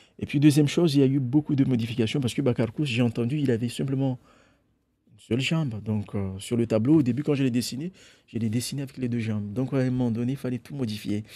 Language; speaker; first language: French; non-native, local second language; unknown